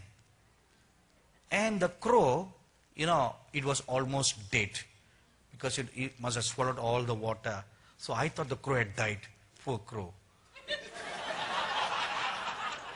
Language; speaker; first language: English; non-native, local second language; Tamil